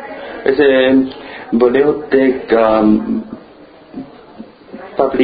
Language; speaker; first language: Spanish; non-native, learner; Chinese